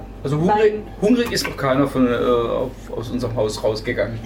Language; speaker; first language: German; native; German